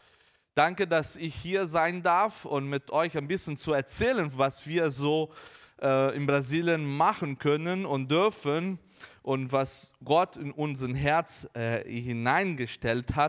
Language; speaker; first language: German; early bilingual, heritage; Portuguese